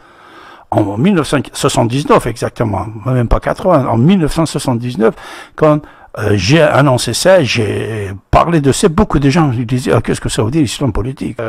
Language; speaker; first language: French; non-native, fluent; Persian